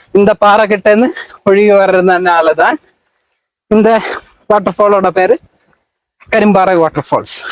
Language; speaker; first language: Tamil; non-native, local second language; Malayalam